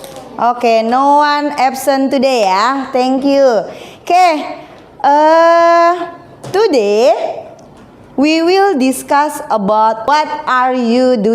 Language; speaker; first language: English; non-native, learner; Indonesian